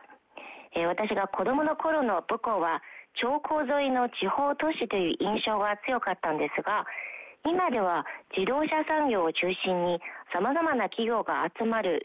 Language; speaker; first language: Japanese; non-native, fluent; Chinese